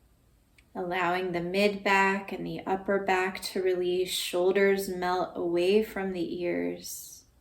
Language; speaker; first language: English; native; English